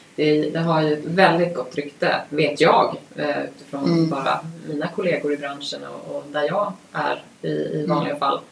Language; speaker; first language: Swedish; native; Swedish